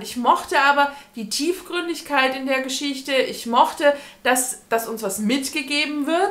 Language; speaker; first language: German; native; German